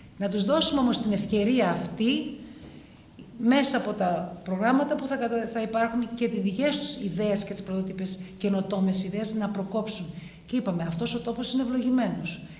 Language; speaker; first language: Greek; early bilingual, heritage; Greek